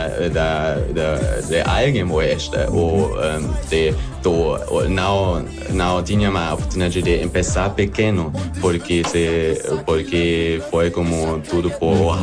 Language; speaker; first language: Portuguese; non-native, learner; German